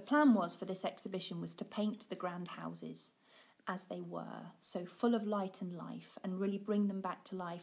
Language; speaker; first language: English; native; English